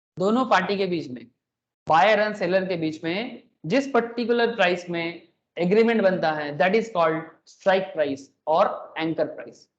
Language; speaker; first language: Hindi; non-native, local second language; Bangla